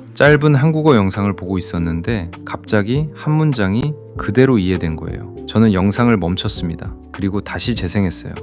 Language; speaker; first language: Korean; non-native, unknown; Arabic